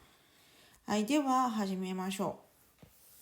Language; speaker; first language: Japanese; native; Japanese